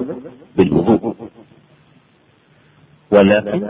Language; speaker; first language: Arabic; native; Arabic